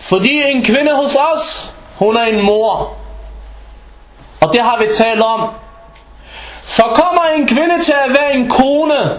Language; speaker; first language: Danish; non-native, fluent; Arabic